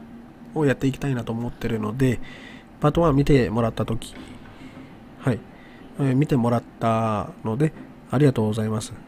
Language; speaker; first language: Japanese; native; Japanese